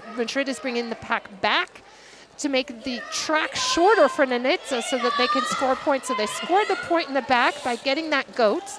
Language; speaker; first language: English; native; English